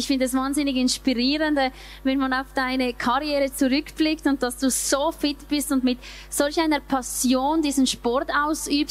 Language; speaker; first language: German; native; German